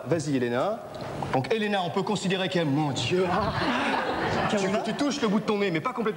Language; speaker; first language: French; native; French